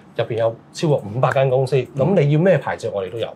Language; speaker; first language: Cantonese; native; Cantonese